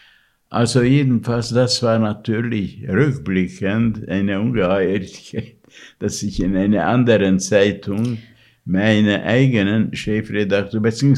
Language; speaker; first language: German; non-native, fluent; Hungarian